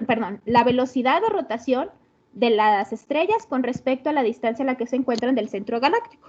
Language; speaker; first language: Spanish; native; Spanish